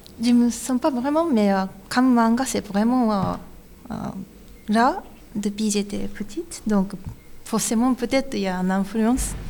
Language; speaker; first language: French; non-native, learner; Japanese